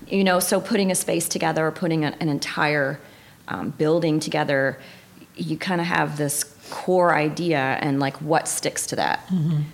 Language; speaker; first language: English; native; English